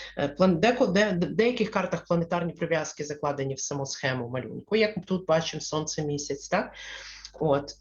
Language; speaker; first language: Ukrainian; non-native, local second language; Russian